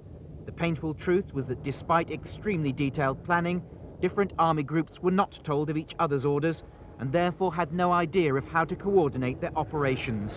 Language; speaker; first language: English; native; English